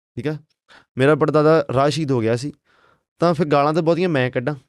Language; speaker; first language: Punjabi; native; Punjabi